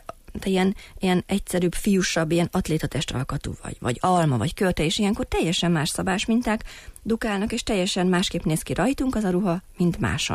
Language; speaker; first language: Hungarian; native; Hungarian